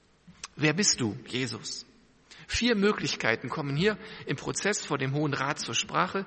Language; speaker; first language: German; native; German